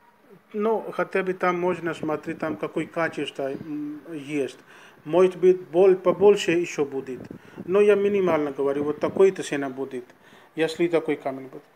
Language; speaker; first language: Russian; non-native, learner; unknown